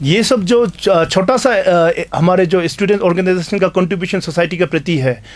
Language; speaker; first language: Hindi; non-native, local second language; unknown